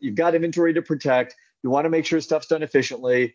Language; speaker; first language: English; native; English